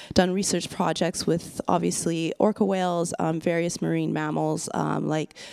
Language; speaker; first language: English; native; English